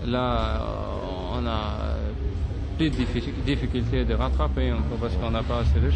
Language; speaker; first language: French; non-native, fluent; Swedish